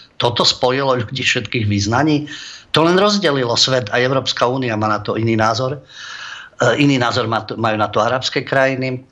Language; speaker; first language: Slovak; native; Slovak